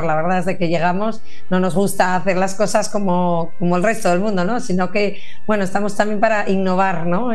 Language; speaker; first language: Spanish; native; Spanish